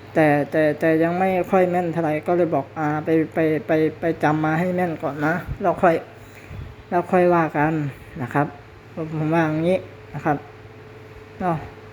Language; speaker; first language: Thai; native; Thai